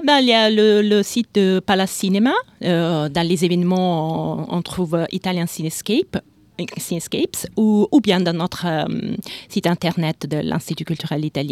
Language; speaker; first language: French; non-native, fluent; Italian